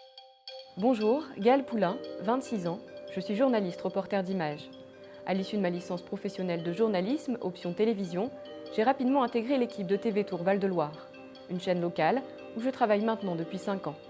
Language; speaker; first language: French; native; French